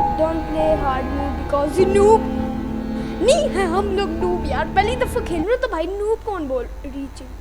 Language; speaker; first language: Urdu; native; Urdu